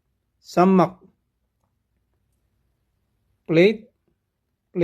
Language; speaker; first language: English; non-native, local second language; Filipino